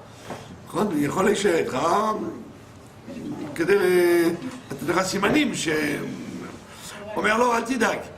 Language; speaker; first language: Hebrew; non-native, fluent; French